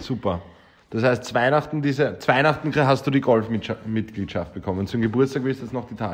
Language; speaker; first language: German; native; German